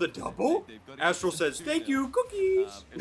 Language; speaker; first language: English; native; English